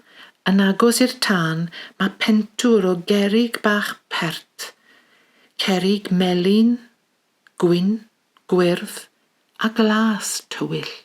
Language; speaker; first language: Welsh; native; Welsh